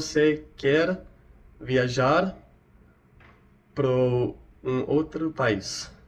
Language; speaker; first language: Portuguese; non-native, learner; English